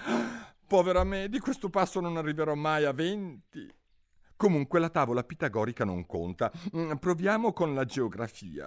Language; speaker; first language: Italian; native; Italian